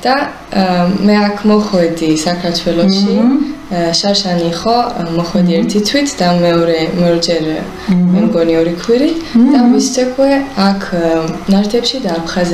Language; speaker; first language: Georgian; early bilingual, heritage; Hebrew